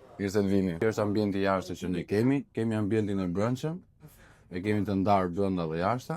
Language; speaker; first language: Albanian; native; Albanian